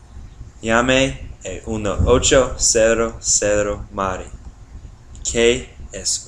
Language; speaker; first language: Spanish; non-native, learner; English